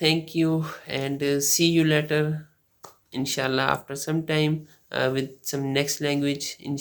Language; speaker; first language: English; non-native, fluent; Urdu